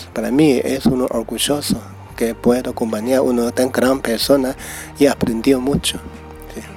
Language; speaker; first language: Spanish; non-native, learner; Chinese